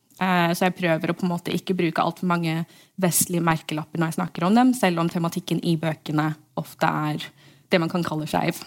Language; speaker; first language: Norwegian; early bilingual, heritage; English